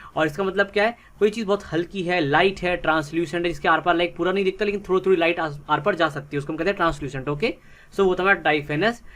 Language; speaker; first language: Hindi; native; Hindi